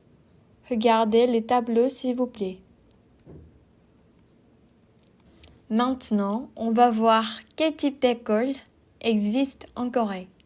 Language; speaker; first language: French; non-native, fluent; Korean